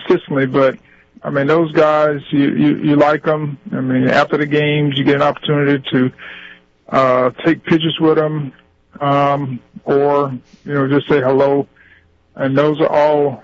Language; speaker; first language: English; native; English